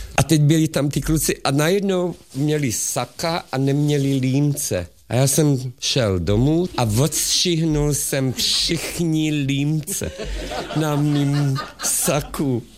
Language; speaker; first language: Czech; non-native, local second language; Hungarian